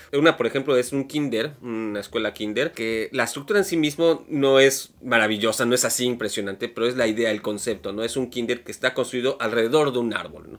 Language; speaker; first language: Spanish; native; Spanish